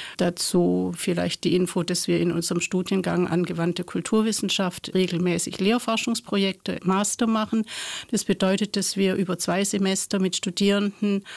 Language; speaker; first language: German; native; German